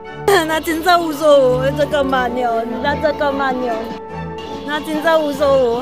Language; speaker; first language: Korean; non-native, learner; Cantonese